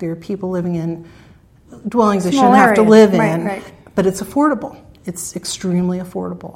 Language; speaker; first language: English; native; English